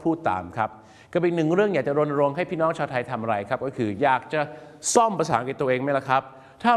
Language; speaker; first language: Thai; native; Thai